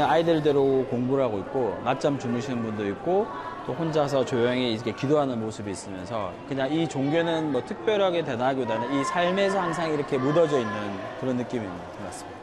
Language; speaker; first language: Korean; native; Korean